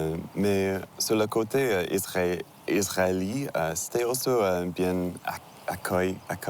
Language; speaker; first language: French; non-native, local second language; English